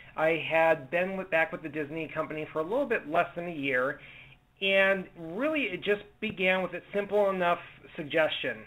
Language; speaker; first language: English; native; English